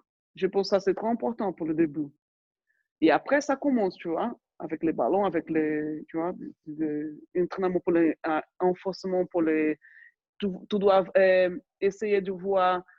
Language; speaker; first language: French; non-native, fluent; Portuguese